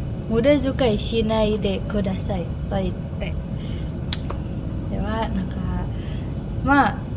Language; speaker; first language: Japanese; non-native, learner; Indonesian